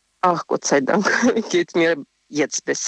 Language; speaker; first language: German; non-native, learner; Russian